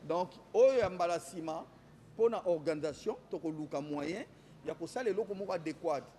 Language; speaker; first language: French; non-native, local second language; Lingala